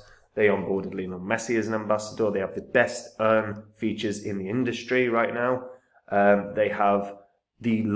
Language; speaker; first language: English; native; English